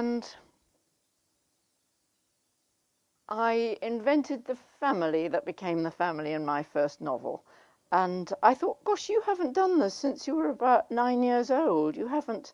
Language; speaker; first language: English; native; English